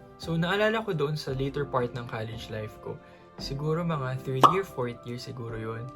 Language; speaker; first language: Filipino; native; Filipino